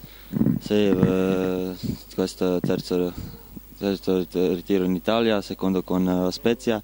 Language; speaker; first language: Italian; non-native, learner; Croatian